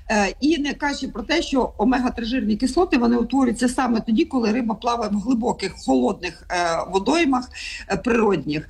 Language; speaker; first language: Ukrainian; native; Ukrainian